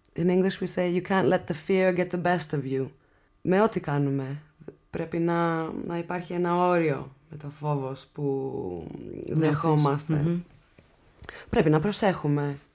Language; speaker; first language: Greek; early bilingual, heritage; English